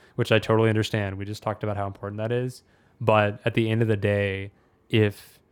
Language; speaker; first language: English; native; English